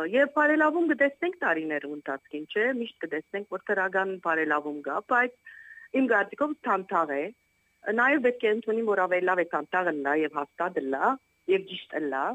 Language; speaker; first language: Armenian; native; Armenian